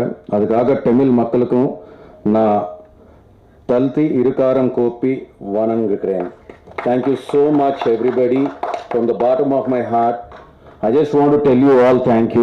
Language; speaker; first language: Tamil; non-native, learner; Telugu